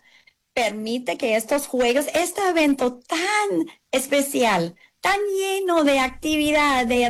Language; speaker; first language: Spanish; early bilingual, heritage; English